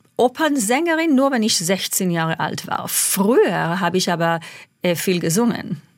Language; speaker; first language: German; non-native, fluent; Hebrew